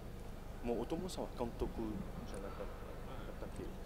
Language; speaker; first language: Japanese; non-native, fluent; French